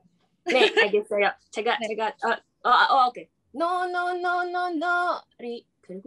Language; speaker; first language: Korean; non-native, learner; Indonesian